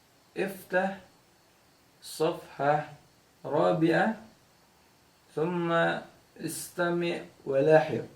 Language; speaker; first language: Arabic; non-native, fluent; Indonesian